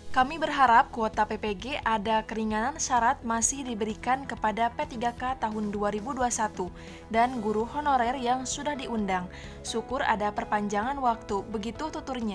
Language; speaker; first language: Indonesian; native; Indonesian